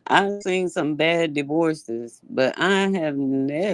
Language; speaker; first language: English; native; English